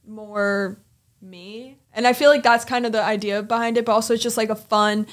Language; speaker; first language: English; native; English